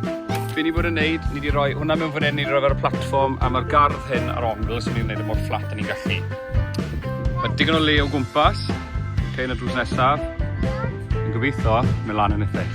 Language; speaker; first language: Welsh; native; Welsh